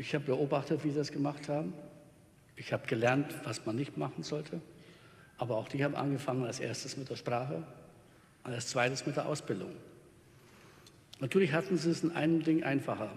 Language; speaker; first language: German; native; German